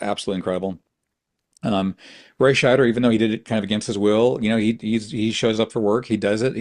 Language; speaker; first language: English; native; English